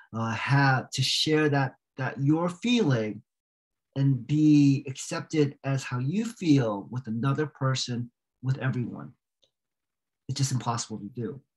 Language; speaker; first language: English; native; English